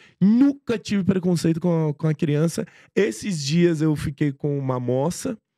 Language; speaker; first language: Portuguese; non-native, fluent; Persian